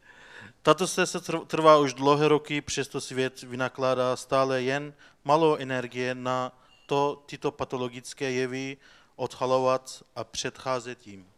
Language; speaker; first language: Czech; non-native, fluent; Turkish